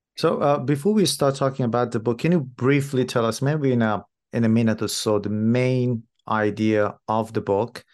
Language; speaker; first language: English; non-native, fluent; Persian